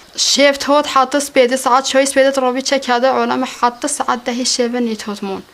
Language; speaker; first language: Turkish; non-native, local second language; Kurdish